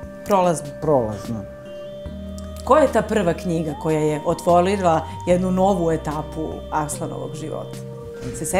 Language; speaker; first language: Serbian; native; Serbian